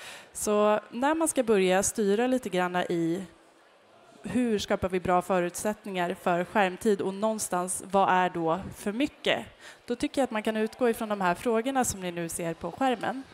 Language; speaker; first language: Swedish; native; Swedish